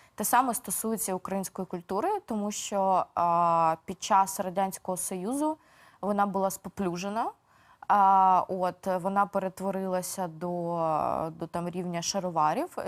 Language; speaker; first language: Ukrainian; native; Ukrainian